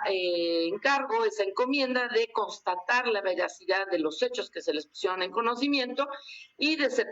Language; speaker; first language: Spanish; native; Spanish